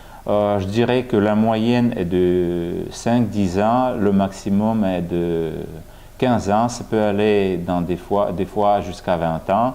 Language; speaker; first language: French; non-native, fluent; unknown